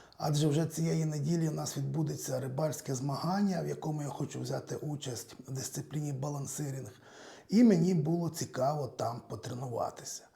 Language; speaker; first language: Ukrainian; native; Ukrainian